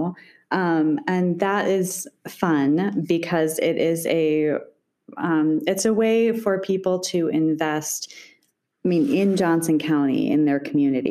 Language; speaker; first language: English; native; English